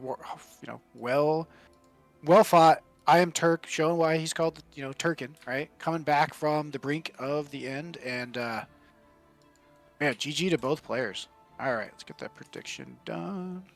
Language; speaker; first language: English; native; English